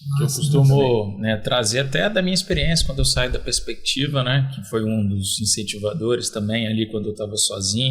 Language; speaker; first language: Portuguese; native; Portuguese